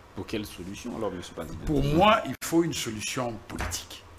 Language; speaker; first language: French; non-native, local second language; Lingala